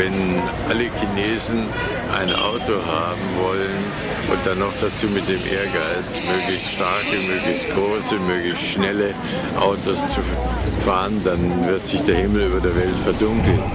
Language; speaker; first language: German; native; German